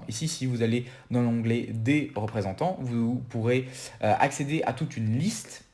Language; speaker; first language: French; native; French